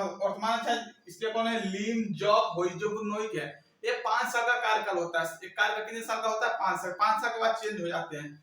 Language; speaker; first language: Hindi; native; Hindi